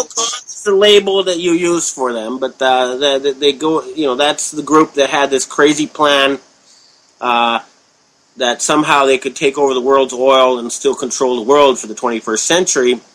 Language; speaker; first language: English; native; English